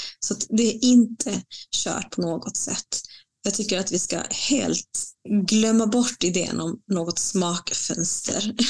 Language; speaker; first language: Swedish; non-native, fluent; Spanish